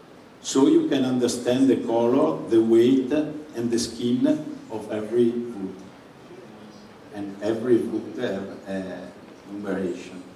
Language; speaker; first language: English; non-native, fluent; Italian